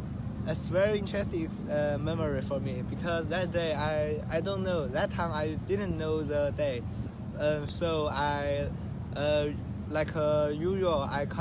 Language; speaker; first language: English; non-native, learner; Chinese